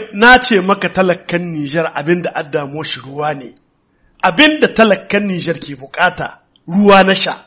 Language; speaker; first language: Hausa; non-native, local second language; Tamasheq